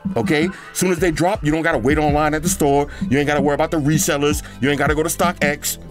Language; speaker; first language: English; native; English